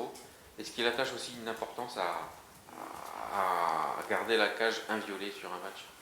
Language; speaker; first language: French; native; French